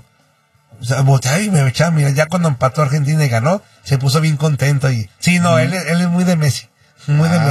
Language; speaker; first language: Spanish; native; Spanish